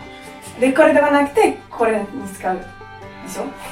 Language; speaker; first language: Japanese; non-native, fluent; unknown